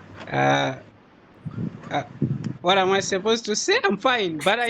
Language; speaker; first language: English; non-native, fluent; Nyanja